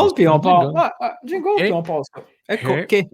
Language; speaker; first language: French; native; French